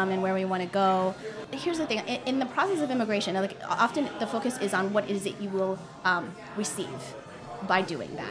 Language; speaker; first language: English; native; English